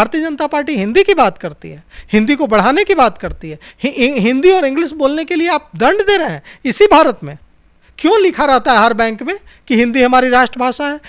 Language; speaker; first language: Hindi; native; Hindi